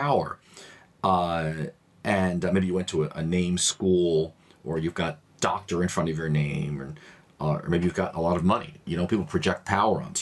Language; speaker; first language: English; native; English